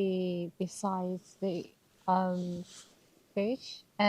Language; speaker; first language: English; non-native, learner; Chinese